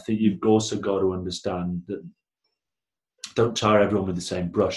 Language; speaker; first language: English; native; English